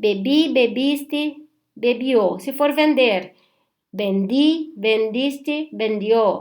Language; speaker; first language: Spanish; non-native, fluent; Portuguese